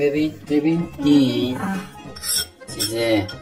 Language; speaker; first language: Persian; non-native, learner; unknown